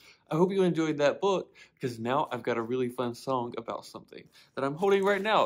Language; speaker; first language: English; native; English